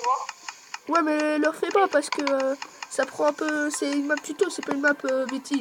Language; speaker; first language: French; native; French